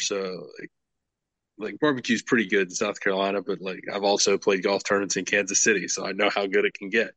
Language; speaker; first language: English; native; English